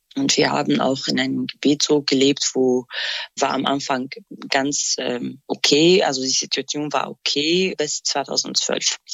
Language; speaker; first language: German; non-native, fluent; Kurdish